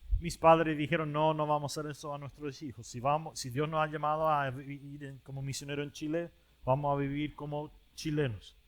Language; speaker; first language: Spanish; early bilingual, other home language; English